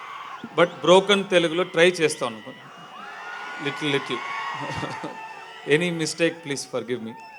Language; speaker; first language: Telugu; non-native, learner; Tamil